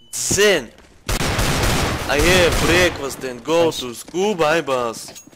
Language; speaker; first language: English; non-native, learner; Bulgarian